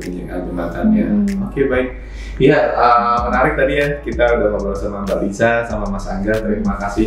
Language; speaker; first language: Indonesian; native; Indonesian